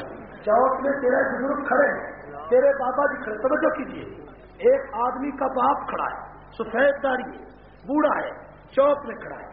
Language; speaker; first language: Urdu; native; Urdu